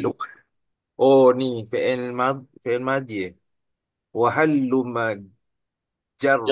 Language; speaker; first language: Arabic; non-native, learner; Malay